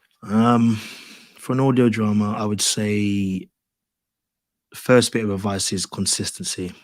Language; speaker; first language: English; native; English